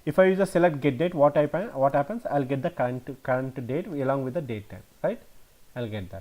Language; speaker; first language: English; non-native, local second language; Telugu